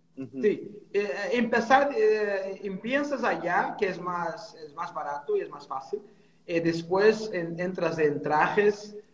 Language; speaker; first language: Spanish; non-native, fluent; Portuguese